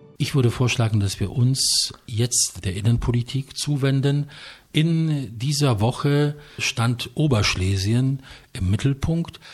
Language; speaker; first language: German; non-native, fluent; Polish